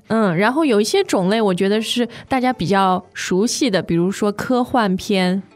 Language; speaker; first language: Chinese; native; Chinese